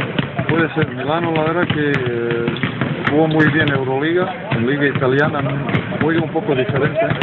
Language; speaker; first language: Spanish; non-native, fluent; Serbian